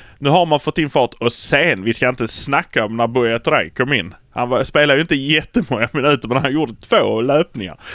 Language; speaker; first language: Swedish; native; Swedish